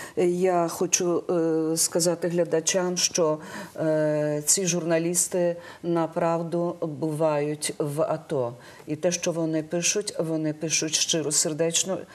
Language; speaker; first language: Ukrainian; native; Ukrainian